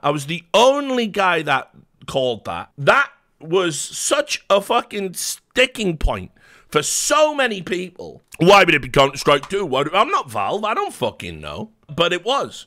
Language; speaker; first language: English; native; English